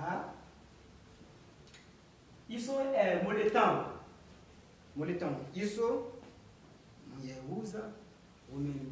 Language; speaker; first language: Portuguese; non-native, learner; Haitian Creole